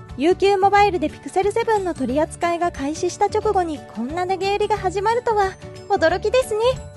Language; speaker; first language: Japanese; native; Japanese